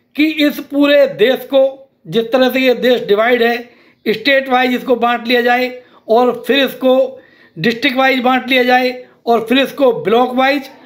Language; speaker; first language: Hindi; native; Hindi